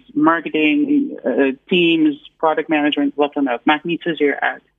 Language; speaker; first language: Dutch; non-native, fluent; English